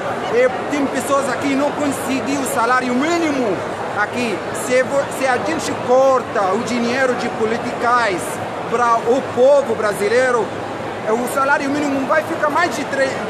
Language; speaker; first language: Portuguese; non-native, learner; Arabic